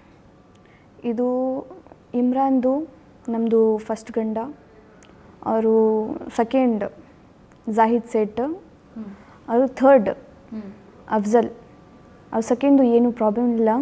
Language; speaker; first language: Kannada; non-native, local second language; Urdu